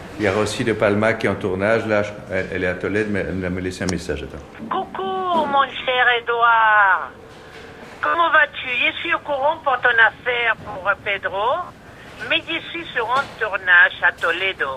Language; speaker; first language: French; native; French